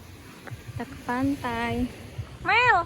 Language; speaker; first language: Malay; non-native, local second language; Javanese